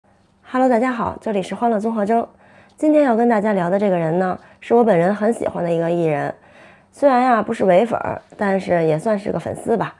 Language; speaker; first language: Chinese; native; Chinese